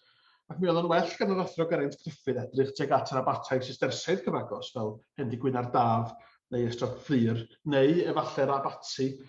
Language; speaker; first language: Welsh; native; Welsh